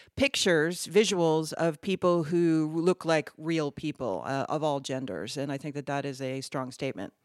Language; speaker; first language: English; native; English